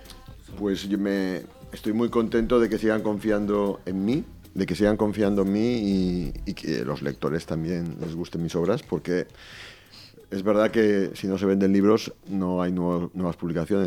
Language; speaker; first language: Spanish; native; Spanish